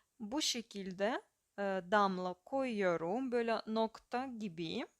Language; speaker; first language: Turkish; non-native, fluent; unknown